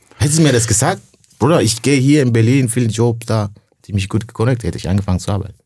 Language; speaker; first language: German; non-native, fluent; Rundi